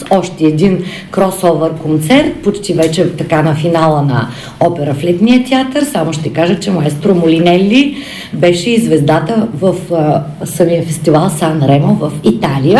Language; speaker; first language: Bulgarian; native; Bulgarian